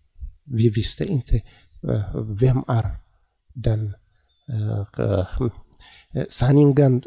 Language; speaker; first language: Swedish; non-native, learner; Tigrinya